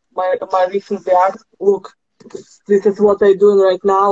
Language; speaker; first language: English; non-native, learner; Russian